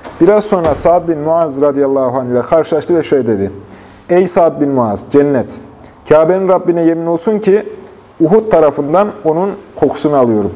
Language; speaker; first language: Turkish; native; Turkish